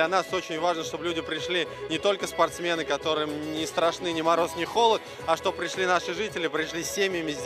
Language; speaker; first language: Russian; native; Russian